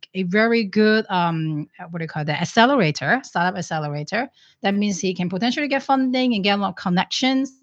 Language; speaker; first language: English; non-native, local second language; Cantonese